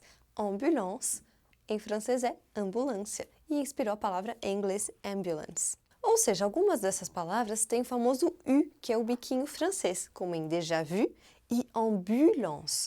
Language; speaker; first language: Portuguese; non-native, fluent; French